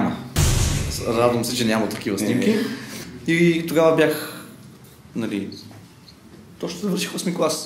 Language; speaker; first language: Bulgarian; native; Bulgarian